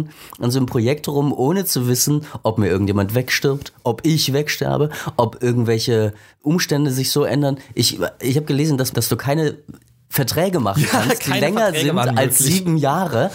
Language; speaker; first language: German; native; German